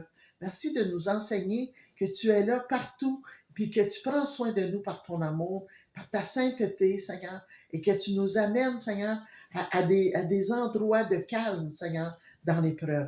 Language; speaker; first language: French; native; French